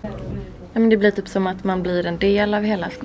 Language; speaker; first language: Swedish; native; Swedish